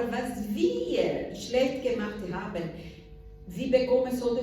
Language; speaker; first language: German; non-native, learner; Portuguese